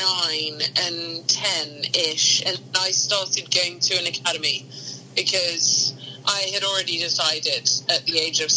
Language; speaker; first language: English; native; English